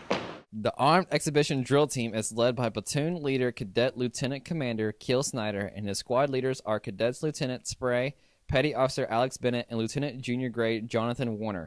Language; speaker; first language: English; native; English